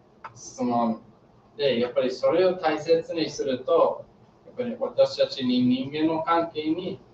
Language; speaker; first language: Japanese; non-native, learner; English